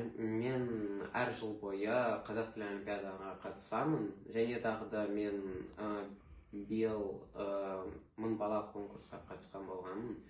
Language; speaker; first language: Kazakh; non-native, local second language; Russian